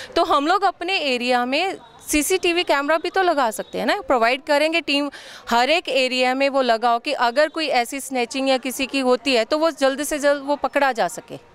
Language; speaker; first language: Hindi; native; Hindi